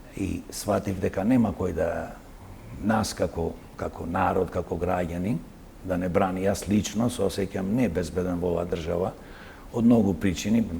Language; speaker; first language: Macedonian; native; Macedonian